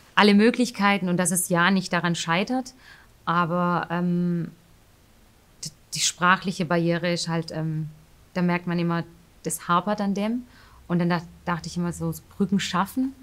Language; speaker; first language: German; early bilingual, other home language; Albanian